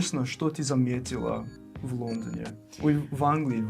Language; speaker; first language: Russian; non-native, fluent; English